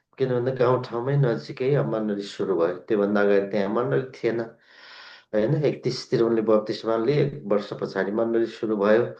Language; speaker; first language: Nepali; native; Nepali